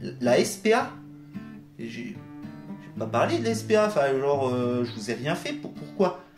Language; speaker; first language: French; native; French